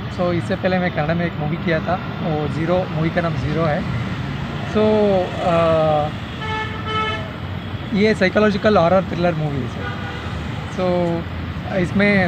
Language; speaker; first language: Hindi; non-native, local second language; Kannada